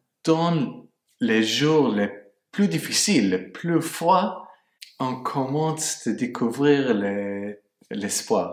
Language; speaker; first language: French; non-native, fluent; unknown